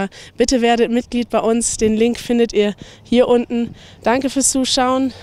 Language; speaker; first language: German; native; German